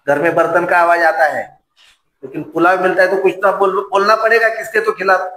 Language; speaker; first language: Hindi; non-native, local second language; Marathi